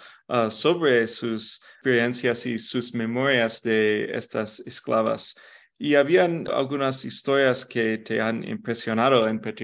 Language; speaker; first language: Spanish; non-native, fluent; English